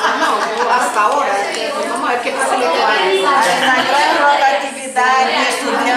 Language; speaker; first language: Spanish; non-native, learner; Portuguese